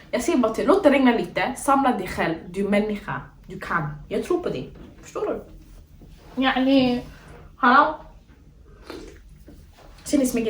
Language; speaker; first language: Swedish; early bilingual, other home language; Somali